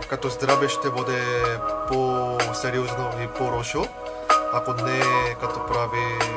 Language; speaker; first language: Bulgarian; non-native, learner; Korean